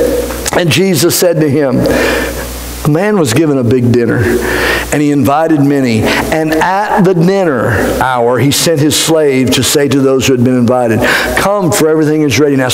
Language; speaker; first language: English; native; English